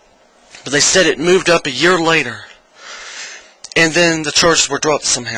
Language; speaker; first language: English; native; English